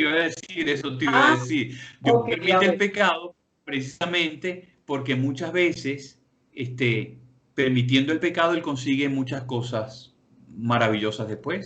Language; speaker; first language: Spanish; native; Spanish